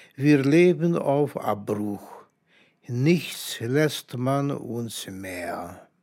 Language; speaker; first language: German; non-native, fluent; Hungarian